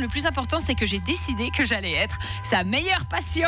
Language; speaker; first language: French; native; French